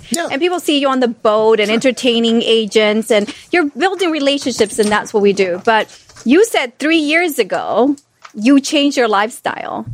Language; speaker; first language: English; non-native, fluent; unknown